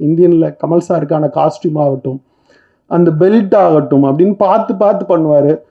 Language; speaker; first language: Tamil; native; Tamil